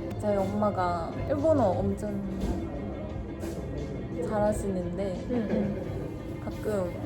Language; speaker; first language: Korean; early bilingual, heritage; Korean